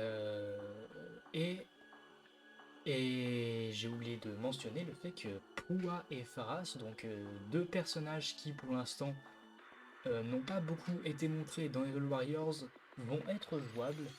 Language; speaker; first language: French; native; French